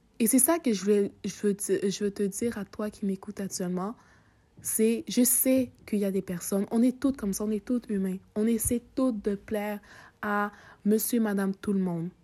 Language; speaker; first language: French; early bilingual, other home language; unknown